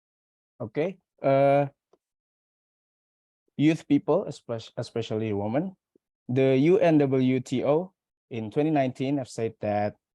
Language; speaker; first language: English; non-native, learner; Indonesian